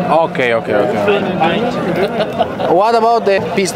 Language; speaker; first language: English; non-native, learner; Spanish